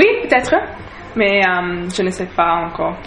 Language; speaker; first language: French; non-native, learner; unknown